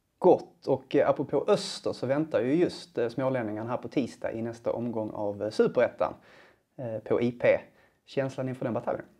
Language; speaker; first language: Swedish; native; Swedish